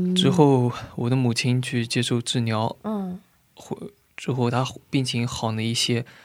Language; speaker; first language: Chinese; native; Chinese